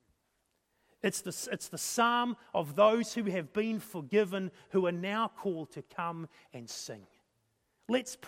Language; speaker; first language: English; native; English